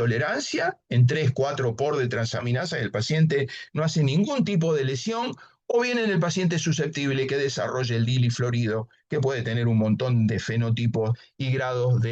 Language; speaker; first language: Spanish; native; Spanish